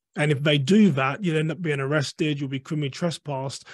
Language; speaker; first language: English; native; English